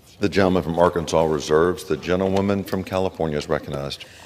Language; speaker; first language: English; native; English